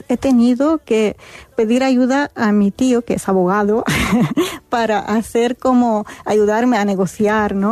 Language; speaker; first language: Spanish; non-native, fluent; Arabic